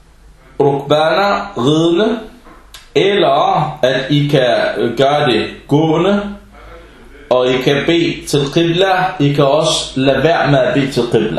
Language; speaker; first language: Danish; non-native, fluent; Arabic